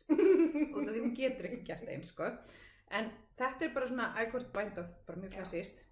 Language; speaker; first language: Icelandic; early bilingual, heritage; Icelandic